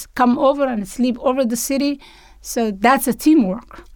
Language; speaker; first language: English; non-native, learner; Somali